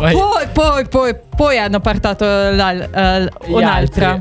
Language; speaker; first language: Italian; non-native, learner; Russian